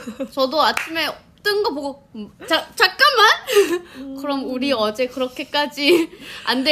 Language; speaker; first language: Korean; non-native, fluent; Thai